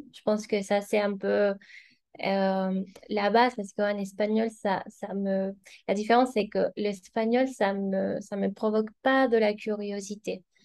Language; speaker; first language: French; non-native, fluent; Spanish